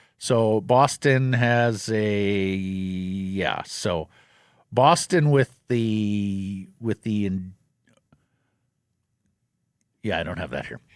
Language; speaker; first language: English; native; English